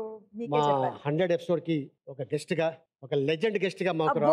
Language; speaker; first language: Telugu; native; Telugu